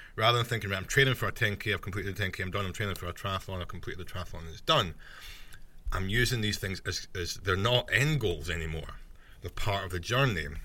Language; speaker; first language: English; native; English